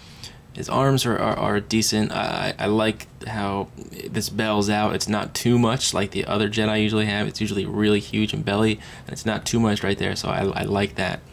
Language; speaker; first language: English; native; English